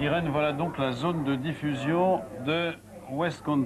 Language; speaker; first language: French; native; French